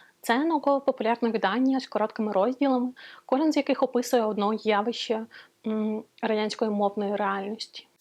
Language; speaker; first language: Ukrainian; non-native, local second language; Russian